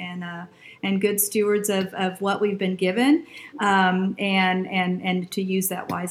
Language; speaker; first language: English; native; English